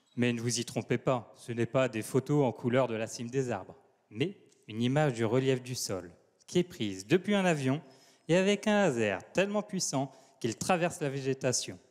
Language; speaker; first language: French; native; French